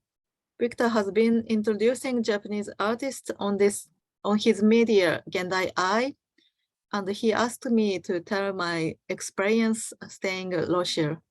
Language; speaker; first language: English; non-native, learner; Japanese